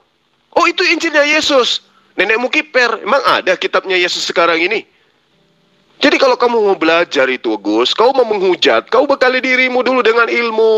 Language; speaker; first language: Indonesian; native; Indonesian